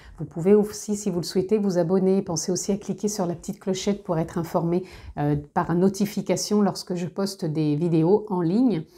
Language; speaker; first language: French; native; French